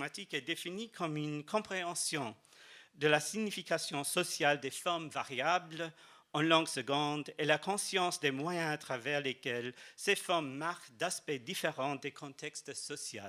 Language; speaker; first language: French; non-native, fluent; English